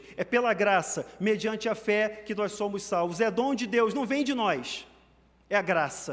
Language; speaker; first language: Portuguese; native; Portuguese